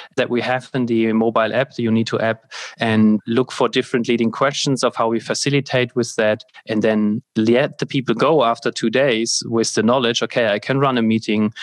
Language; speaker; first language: English; non-native, fluent; German